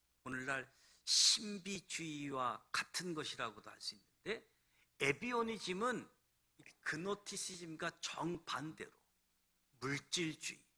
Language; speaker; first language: Korean; native; Korean